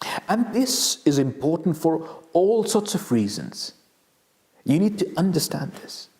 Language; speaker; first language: English; non-native, local second language; Bangla